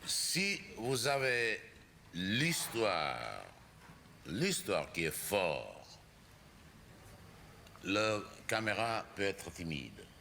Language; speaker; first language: French; non-native, fluent; Czech